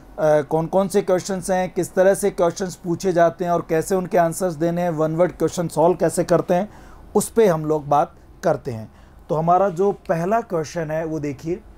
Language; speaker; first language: Hindi; native; Hindi